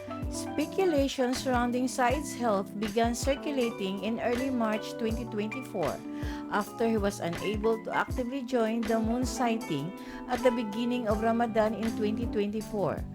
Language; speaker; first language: English; non-native, local second language; Filipino